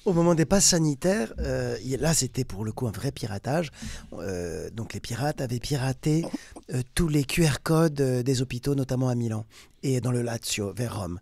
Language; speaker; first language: French; native; French